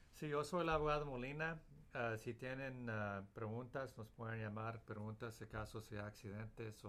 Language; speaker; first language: Spanish; early bilingual, heritage; Spanish